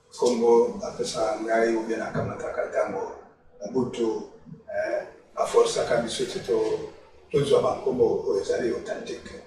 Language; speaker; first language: Lingala; native; Lingala